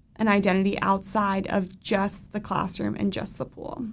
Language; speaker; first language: English; native; English